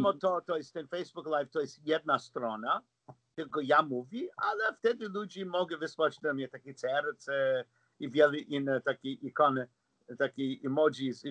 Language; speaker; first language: Polish; non-native, learner; English